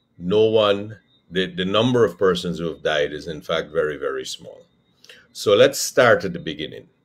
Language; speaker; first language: English; native; English